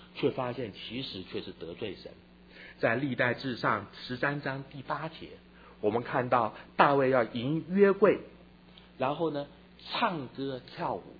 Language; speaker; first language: Chinese; native; Chinese